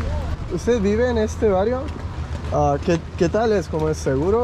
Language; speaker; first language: Spanish; non-native, learner; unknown